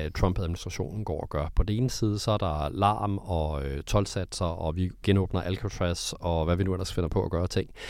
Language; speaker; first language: Danish; native; Danish